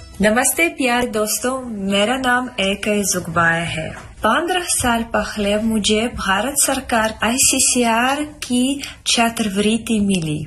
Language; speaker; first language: Hindi; non-native, fluent; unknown